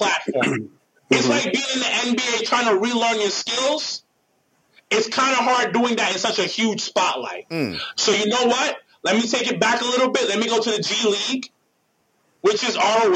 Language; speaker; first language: English; native; English